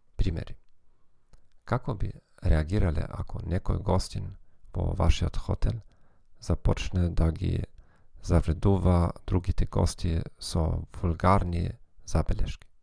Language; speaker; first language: Macedonian; non-native, fluent; German